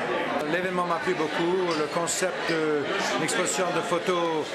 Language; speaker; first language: French; non-native, fluent; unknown